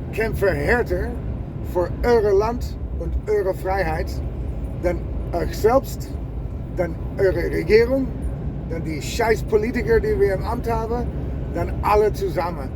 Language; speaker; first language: German; non-native, fluent; English